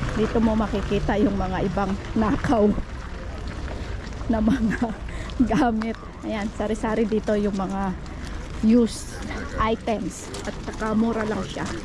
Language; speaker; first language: Filipino; native; Filipino